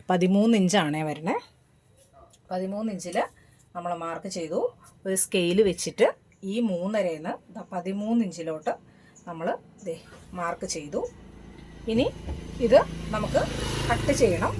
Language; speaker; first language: Malayalam; native; Malayalam